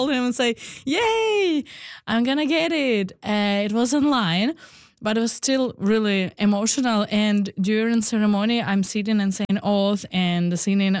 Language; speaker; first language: English; non-native, learner; Ukrainian